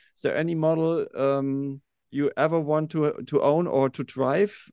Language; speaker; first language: English; non-native, learner; German